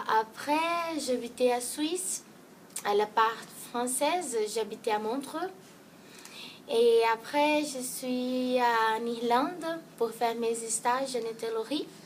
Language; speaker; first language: French; non-native, learner; Portuguese